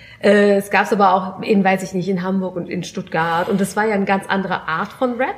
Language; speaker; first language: German; native; German